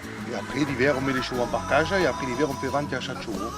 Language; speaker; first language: French; native; French